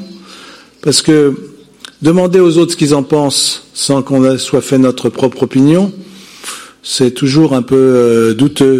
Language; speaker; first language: French; native; French